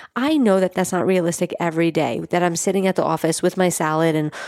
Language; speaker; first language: English; native; English